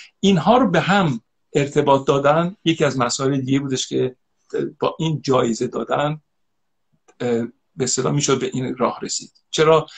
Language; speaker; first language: Persian; native; Persian